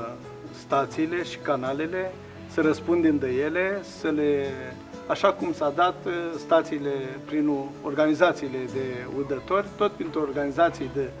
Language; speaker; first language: Romanian; native; Romanian